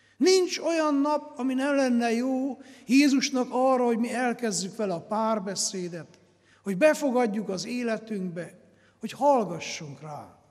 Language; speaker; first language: Hungarian; native; Hungarian